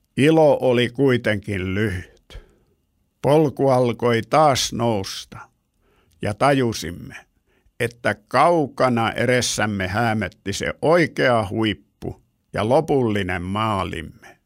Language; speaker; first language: Finnish; native; Finnish